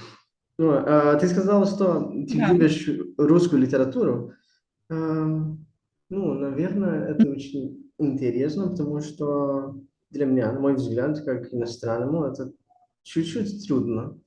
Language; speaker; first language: Russian; non-native, learner; Portuguese